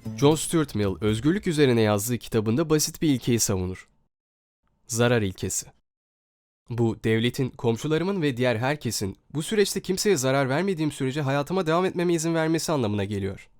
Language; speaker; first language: Turkish; native; Turkish